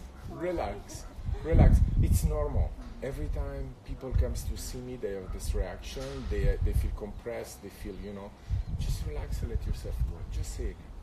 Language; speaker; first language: English; non-native, fluent; Italian